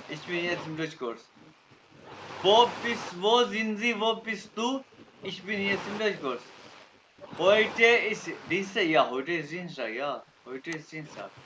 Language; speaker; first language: German; non-native, fluent; Urdu